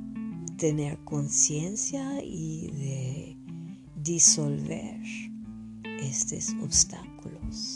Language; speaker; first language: Spanish; non-native, fluent; French